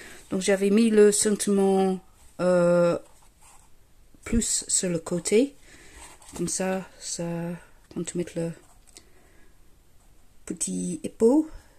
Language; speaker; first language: French; non-native, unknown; English